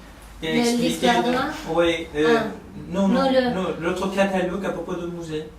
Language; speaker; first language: French; non-native, learner; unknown